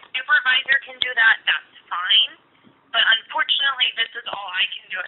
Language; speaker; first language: English; native; English